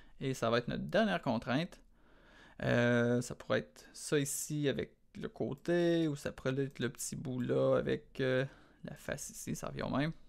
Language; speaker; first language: French; native; French